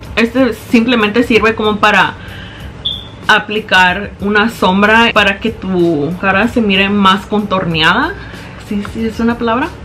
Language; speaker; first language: Spanish; early bilingual, heritage; Spanish